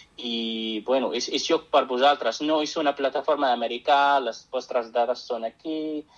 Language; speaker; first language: Catalan; non-native, fluent; Arabic